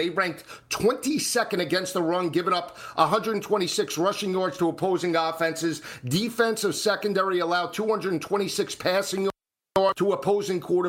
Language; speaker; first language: English; native; English